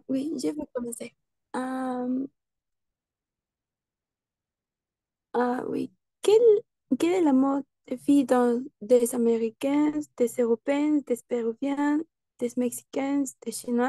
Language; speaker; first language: French; non-native, learner; Spanish